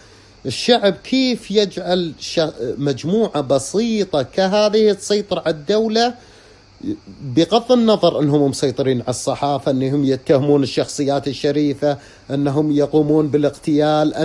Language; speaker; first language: Arabic; native; Arabic